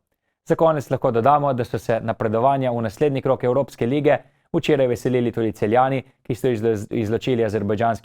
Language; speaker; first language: Slovenian; native; Slovenian